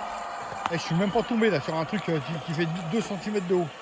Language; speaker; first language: French; native; French